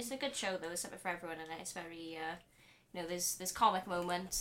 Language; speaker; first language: English; native; English